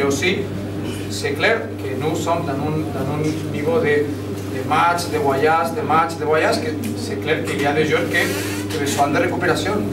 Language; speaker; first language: French; non-native, learner; Spanish